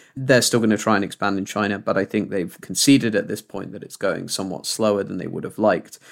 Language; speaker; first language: English; native; English